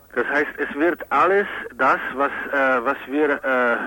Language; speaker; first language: German; non-native, fluent; Czech